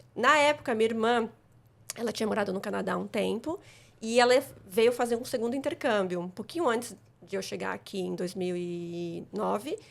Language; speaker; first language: Portuguese; native; Portuguese